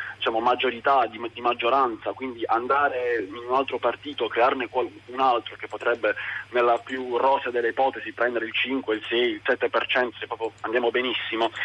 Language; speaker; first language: Italian; native; Italian